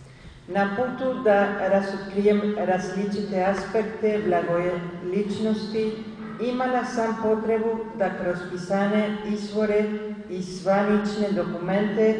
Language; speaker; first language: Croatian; early bilingual, heritage; Spanish